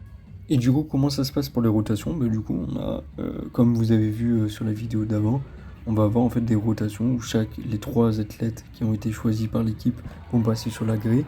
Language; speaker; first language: French; native; French